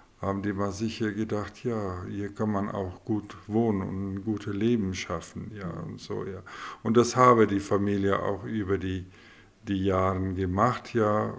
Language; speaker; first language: German; non-native, local second language; Afrikaans